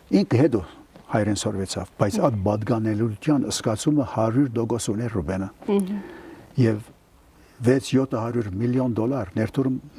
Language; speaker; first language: Armenian; early bilingual, heritage; Armenian